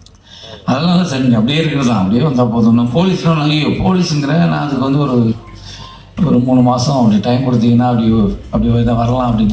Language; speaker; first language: Tamil; native; Tamil